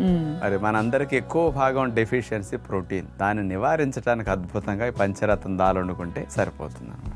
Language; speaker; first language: Telugu; native; Telugu